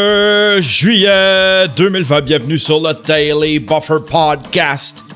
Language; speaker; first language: French; native; French